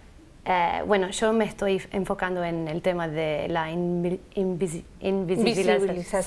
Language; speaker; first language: Spanish; non-native, fluent; English